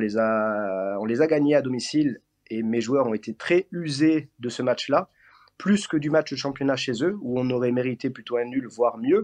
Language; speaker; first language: French; native; French